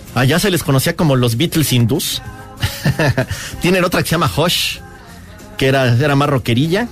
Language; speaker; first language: Spanish; native; Spanish